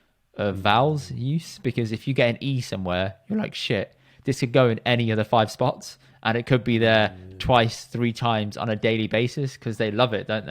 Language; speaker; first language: English; early bilingual, other home language; Punjabi